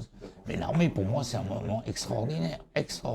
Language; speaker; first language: French; native; French